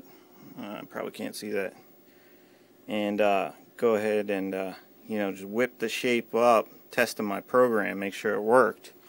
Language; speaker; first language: English; native; English